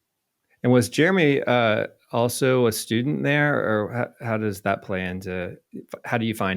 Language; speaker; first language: English; native; English